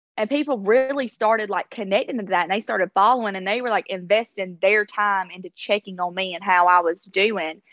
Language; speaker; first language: English; native; English